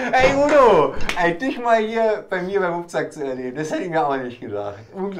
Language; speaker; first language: German; native; German